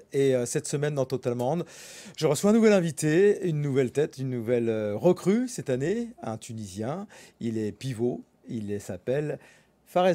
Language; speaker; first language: French; native; French